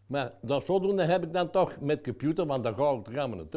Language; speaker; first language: Dutch; native; Dutch